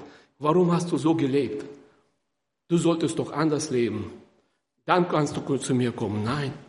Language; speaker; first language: German; non-native, fluent; Russian